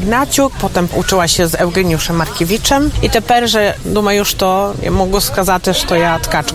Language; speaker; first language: Polish; non-native, local second language; Ukrainian